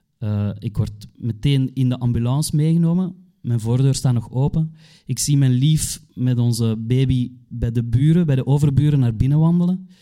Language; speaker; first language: Dutch; native; Dutch